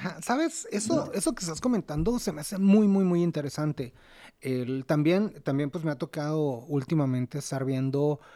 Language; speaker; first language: Spanish; native; Spanish